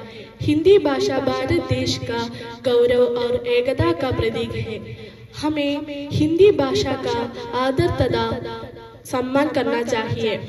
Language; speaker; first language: Hindi; non-native, local second language; Malayalam